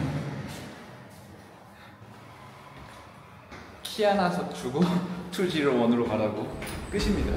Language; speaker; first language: Korean; native; Korean